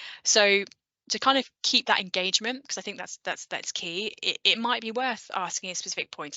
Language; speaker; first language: English; native; English